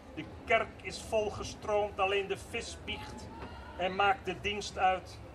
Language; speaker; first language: Dutch; native; Dutch